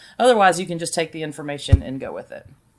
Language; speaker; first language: English; native; English